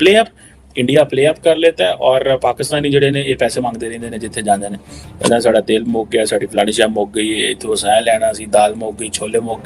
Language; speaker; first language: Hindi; non-native, local second language; Punjabi